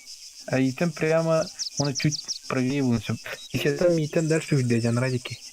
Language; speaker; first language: Russian; non-native, local second language; Yakut